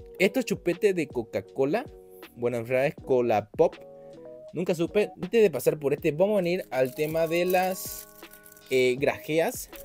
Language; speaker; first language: Spanish; native; Spanish